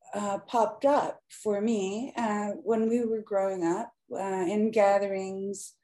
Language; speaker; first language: English; native; English